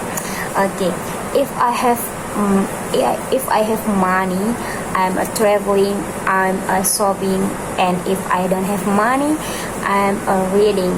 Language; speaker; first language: English; non-native, learner; Indonesian